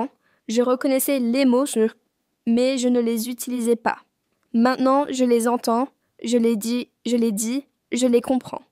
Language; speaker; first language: French; non-native, fluent; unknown